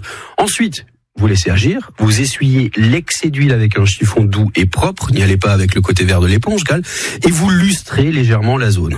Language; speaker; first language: French; native; French